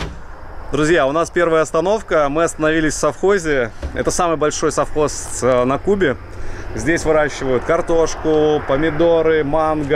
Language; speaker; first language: Russian; native; Russian